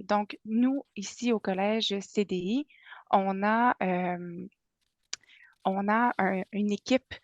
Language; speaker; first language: French; native; French